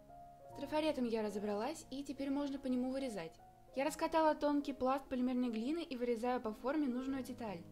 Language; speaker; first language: Russian; native; Russian